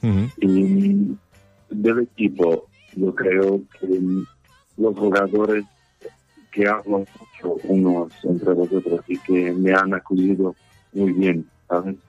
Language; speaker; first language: Spanish; non-native, learner; Portuguese